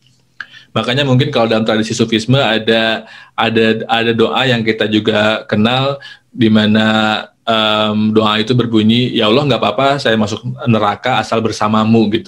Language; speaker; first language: Indonesian; native; Indonesian